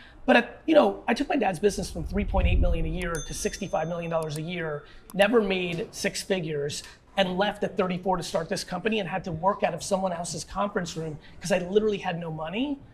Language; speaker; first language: English; early bilingual, other home language; Russian